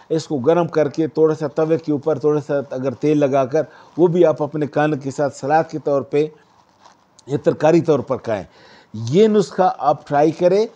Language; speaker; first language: Urdu; non-native, local second language; Pashto